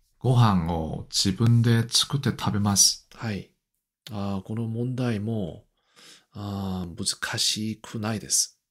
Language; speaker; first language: Japanese; non-native, learner; Korean